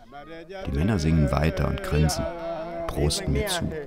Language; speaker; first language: German; native; German